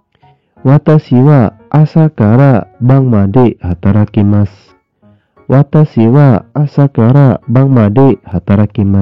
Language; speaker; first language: Japanese; non-native, learner; Indonesian